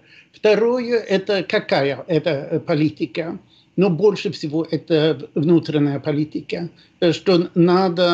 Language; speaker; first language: Russian; non-native, fluent; Swedish